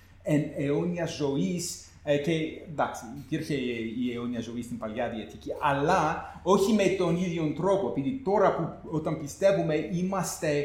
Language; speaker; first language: Greek; non-native, fluent; English